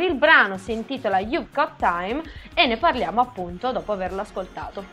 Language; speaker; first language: Italian; native; Italian